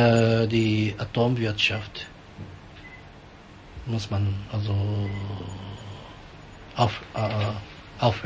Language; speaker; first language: German; non-native, fluent; Japanese